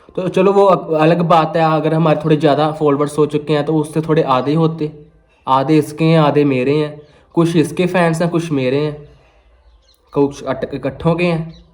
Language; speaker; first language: Hindi; non-native, local second language; Punjabi